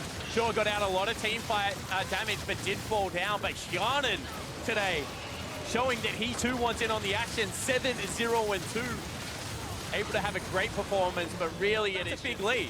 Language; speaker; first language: English; native; English